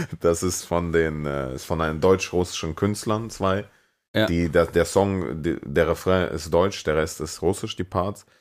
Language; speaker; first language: German; early bilingual, other home language; Russian